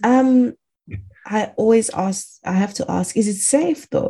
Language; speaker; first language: English; non-native, local second language; Shona